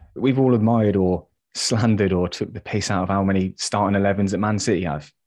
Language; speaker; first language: English; native; English